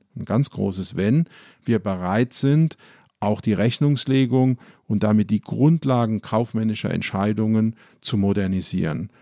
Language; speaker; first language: German; native; German